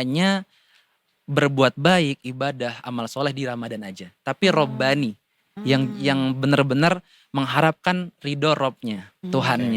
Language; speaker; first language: Indonesian; native; Indonesian